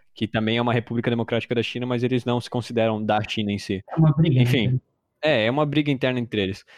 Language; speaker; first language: Portuguese; early bilingual, heritage; Portuguese